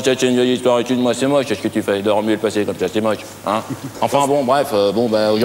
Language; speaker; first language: French; native; French